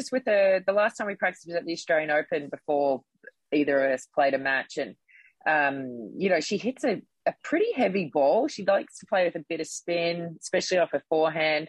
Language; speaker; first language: English; native; English